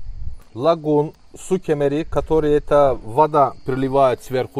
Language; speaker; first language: Russian; non-native, learner; Turkish